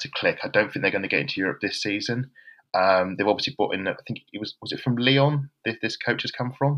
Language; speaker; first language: English; native; English